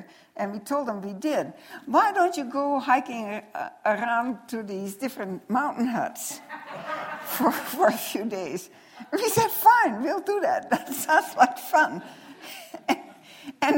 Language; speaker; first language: English; non-native, fluent; Dutch